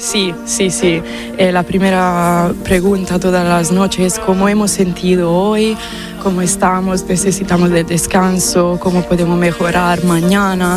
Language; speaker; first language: Spanish; non-native, fluent; Italian